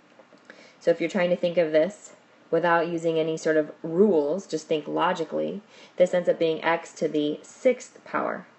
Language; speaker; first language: English; native; English